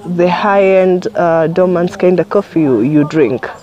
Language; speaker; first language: English; non-native, local second language; Kikuyu